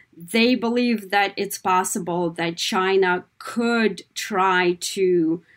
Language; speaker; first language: English; non-native, fluent; Kazakh